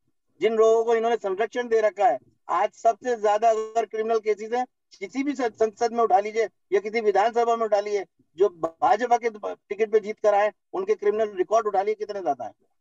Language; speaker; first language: Hindi; native; Hindi